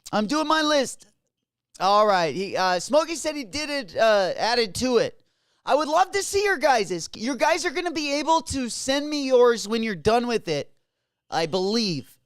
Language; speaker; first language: English; native; English